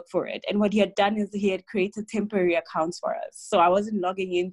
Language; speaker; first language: English; non-native, local second language; Tswana